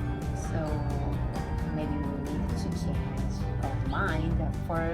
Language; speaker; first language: English; non-native, learner; Japanese